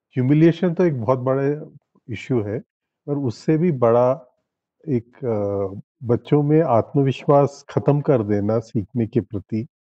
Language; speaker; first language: Hindi; non-native, local second language; Tamil